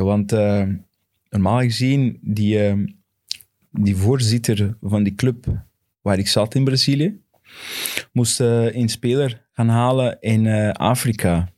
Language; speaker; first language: Dutch; non-native, fluent; Portuguese